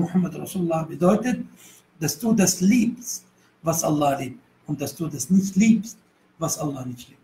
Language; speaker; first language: German; non-native, fluent; Arabic